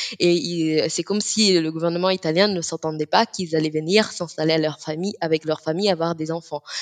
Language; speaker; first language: French; non-native, fluent; Italian